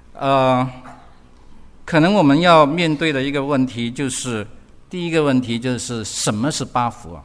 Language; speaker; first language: Chinese; early bilingual, other home language; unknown